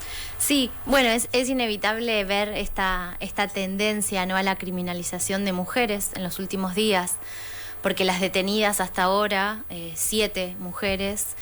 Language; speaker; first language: Spanish; native; Spanish